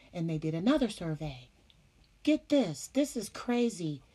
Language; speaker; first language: English; native; English